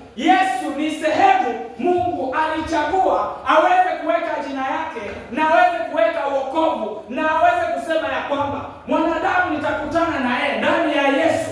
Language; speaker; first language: Swahili; non-native, local second language; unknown